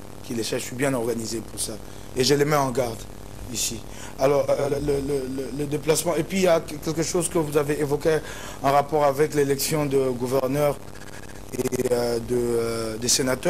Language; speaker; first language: French; non-native, local second language; Lingala